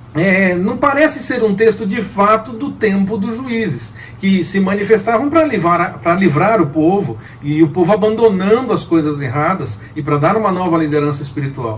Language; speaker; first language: Portuguese; native; Portuguese